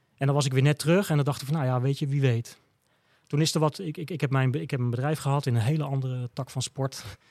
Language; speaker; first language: Dutch; native; Dutch